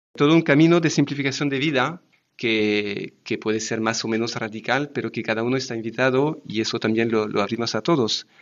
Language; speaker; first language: Spanish; non-native, fluent; French